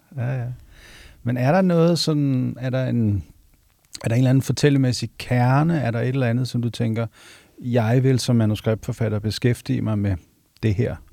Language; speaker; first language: Danish; native; Danish